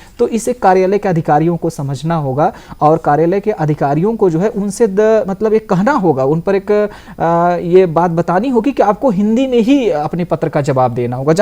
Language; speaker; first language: Hindi; native; Hindi